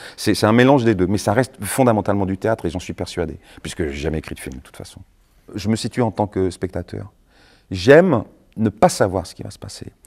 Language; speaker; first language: French; native; French